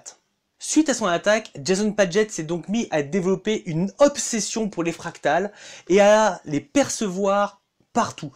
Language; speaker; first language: French; native; French